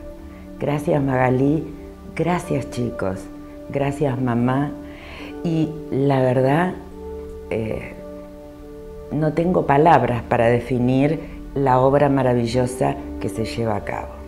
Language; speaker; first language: Spanish; native; Spanish